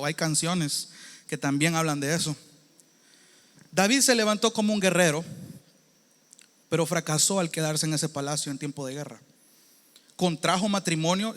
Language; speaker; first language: Spanish; native; Spanish